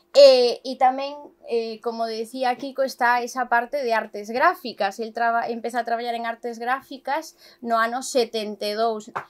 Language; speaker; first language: Galician; native; Galician